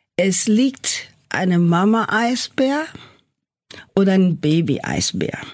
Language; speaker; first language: German; non-native, fluent; Portuguese